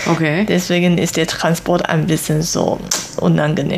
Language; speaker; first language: German; non-native, learner; Chinese